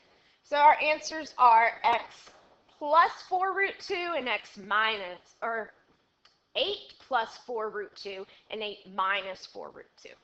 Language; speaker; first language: English; native; English